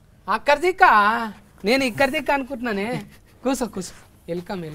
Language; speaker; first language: Telugu; native; Telugu